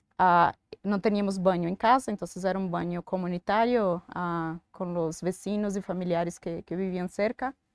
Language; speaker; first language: Spanish; non-native, fluent; Portuguese